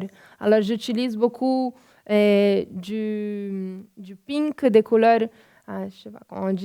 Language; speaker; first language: French; non-native, fluent; Portuguese